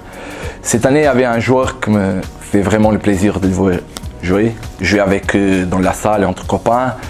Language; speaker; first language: French; non-native, fluent; Portuguese